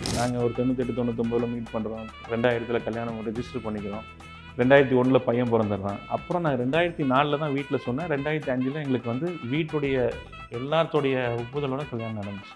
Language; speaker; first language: Tamil; native; Tamil